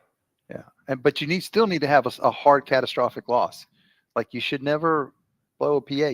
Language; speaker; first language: English; native; English